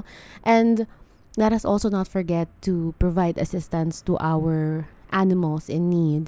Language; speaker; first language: English; non-native, local second language; Filipino